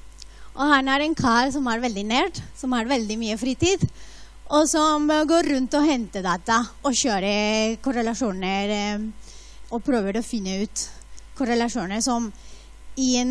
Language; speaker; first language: Norwegian; non-native, fluent; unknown